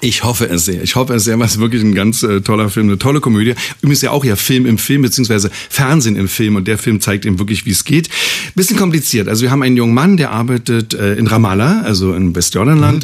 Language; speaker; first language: German; native; German